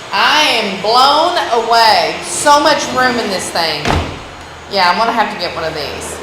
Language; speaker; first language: English; native; English